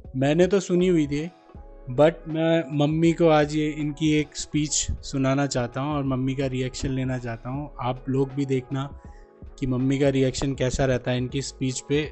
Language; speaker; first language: Hindi; native; Hindi